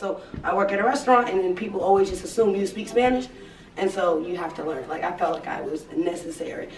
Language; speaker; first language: English; native; English